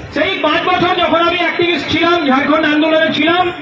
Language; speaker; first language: Bangla; non-native, local second language; Hindi